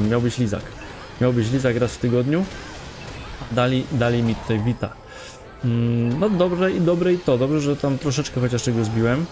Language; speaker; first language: Polish; native; Polish